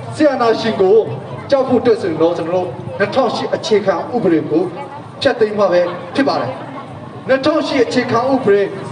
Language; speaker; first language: Burmese; non-native, local second language; Hakha Chin